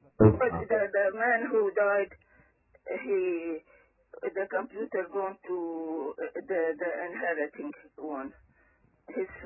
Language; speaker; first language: English; early bilingual, other home language; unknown